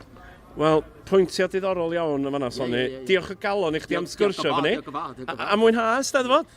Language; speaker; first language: Welsh; native; Welsh